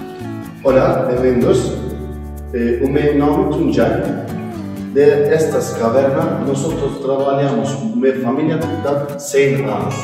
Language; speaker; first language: Portuguese; non-native, learner; Turkish